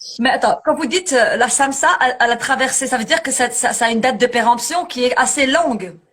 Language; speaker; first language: French; early bilingual, other home language; Arabic